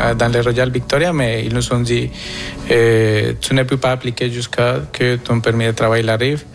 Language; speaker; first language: French; non-native, fluent; Spanish